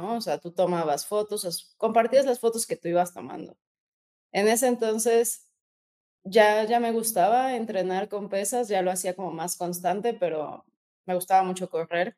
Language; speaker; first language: Spanish; native; Spanish